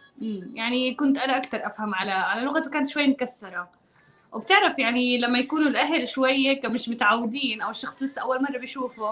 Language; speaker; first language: Arabic; native; Arabic